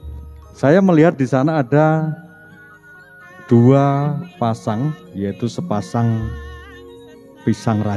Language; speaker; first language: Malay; non-native, local second language; Javanese